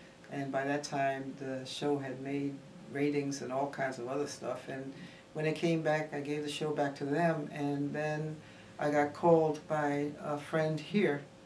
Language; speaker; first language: English; early bilingual, other home language; Spanish